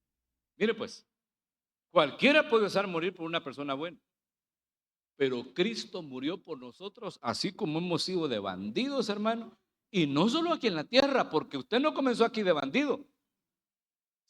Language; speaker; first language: Spanish; native; Spanish